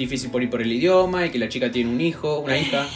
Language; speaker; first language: Spanish; native; Spanish